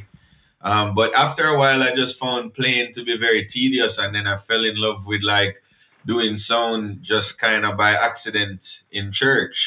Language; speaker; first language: English; non-native, local second language; Jamaican Creole English